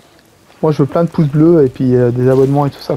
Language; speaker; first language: French; native; French